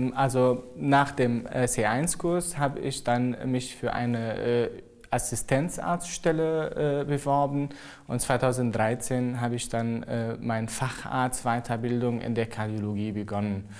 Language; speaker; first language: German; non-native, fluent; Arabic